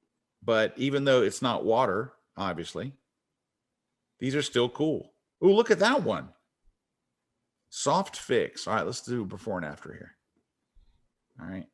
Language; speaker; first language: English; native; English